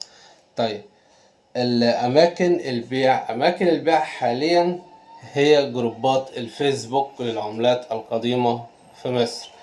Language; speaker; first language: Arabic; native; Arabic